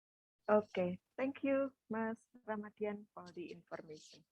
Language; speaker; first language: English; non-native, fluent; Indonesian